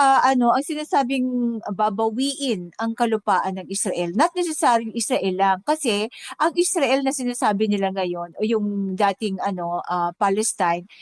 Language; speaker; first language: Filipino; native; Filipino